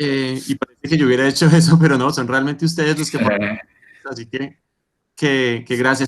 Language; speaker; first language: Spanish; native; Spanish